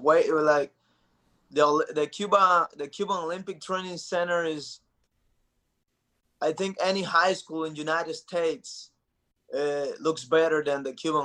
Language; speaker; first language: English; non-native, fluent; Spanish